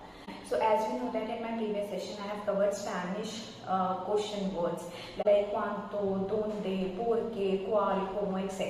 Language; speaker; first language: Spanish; non-native, fluent; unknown